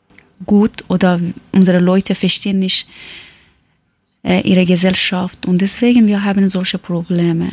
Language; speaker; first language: German; non-native, learner; Persian